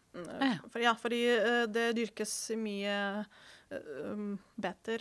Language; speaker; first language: Norwegian; non-native, fluent; Ukrainian